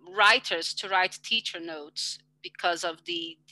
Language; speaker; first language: English; non-native, fluent; Portuguese